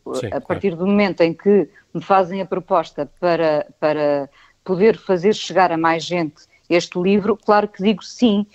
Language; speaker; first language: Portuguese; native; Portuguese